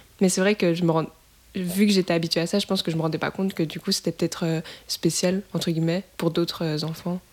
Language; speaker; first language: French; native; French